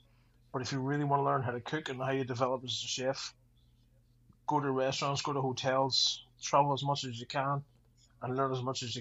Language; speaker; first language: English; native; English